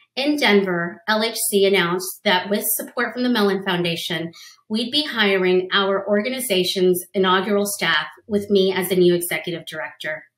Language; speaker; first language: English; early bilingual, other home language; Spanish